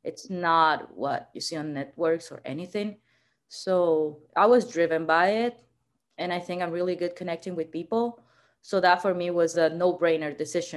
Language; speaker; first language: English; non-native, fluent; Spanish